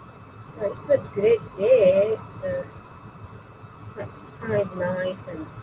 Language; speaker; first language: English; non-native, learner; Japanese